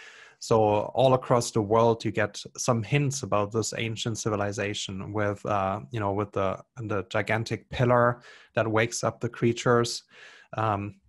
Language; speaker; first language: English; non-native, fluent; German